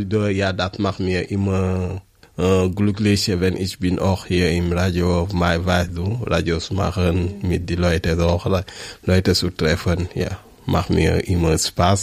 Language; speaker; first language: German; non-native, learner; French